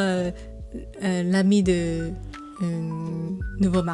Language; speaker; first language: French; non-native, learner; Japanese